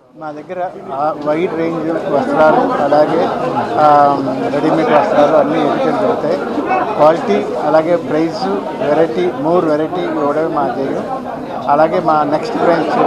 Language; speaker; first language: Telugu; native; Telugu